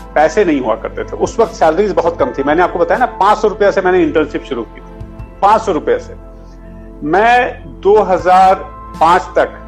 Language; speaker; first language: Hindi; native; Hindi